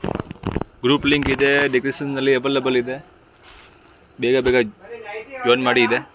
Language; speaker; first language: Kannada; non-native, local second language; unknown